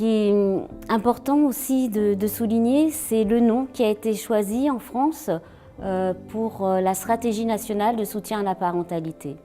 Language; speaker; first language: French; native; French